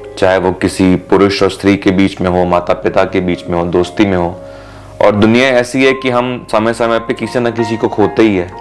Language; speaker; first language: Hindi; native; Hindi